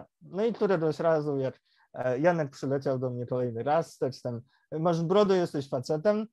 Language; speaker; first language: Polish; native; Polish